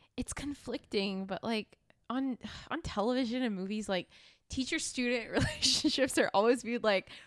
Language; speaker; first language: English; native; English